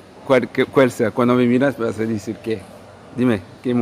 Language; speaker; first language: Spanish; non-native, fluent; Portuguese